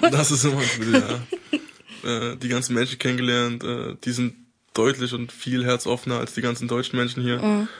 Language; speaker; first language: German; native; German